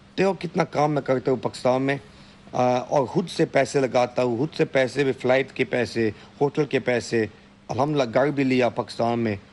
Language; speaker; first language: Hindi; early bilingual, heritage; Hindi